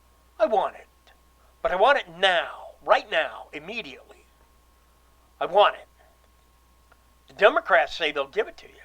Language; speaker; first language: English; native; English